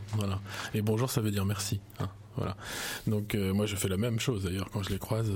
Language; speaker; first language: French; native; French